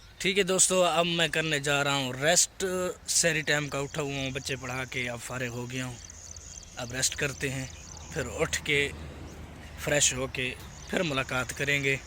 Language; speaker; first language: Urdu; non-native, local second language; Saraiki